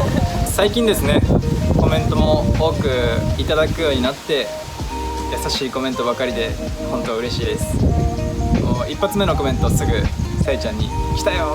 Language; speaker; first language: Japanese; native; Japanese